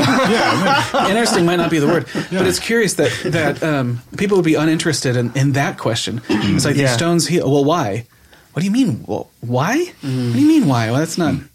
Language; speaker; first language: English; native; English